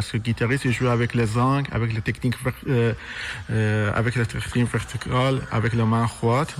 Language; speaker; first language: French; non-native, fluent; Persian